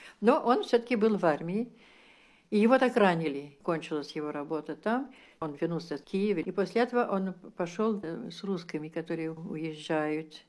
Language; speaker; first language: Russian; early bilingual, heritage; Russian